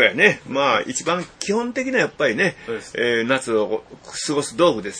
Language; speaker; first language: Japanese; native; Japanese